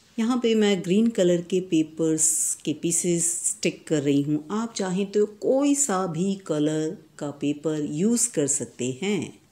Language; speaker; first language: Hindi; native; Hindi